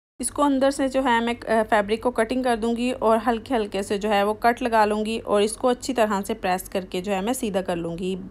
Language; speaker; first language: Urdu; native; Urdu